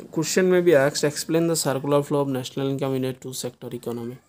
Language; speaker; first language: English; non-native, local second language; Assamese